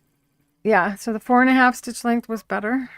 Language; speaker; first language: English; native; English